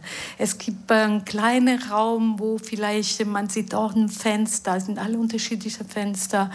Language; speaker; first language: German; non-native, fluent; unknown